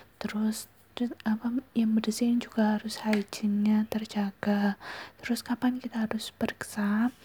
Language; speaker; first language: Indonesian; native; Indonesian